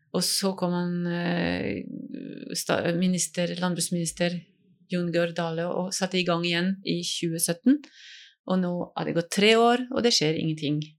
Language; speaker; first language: Norwegian; non-native, fluent; French